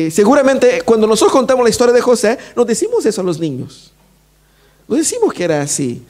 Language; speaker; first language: Spanish; non-native, fluent; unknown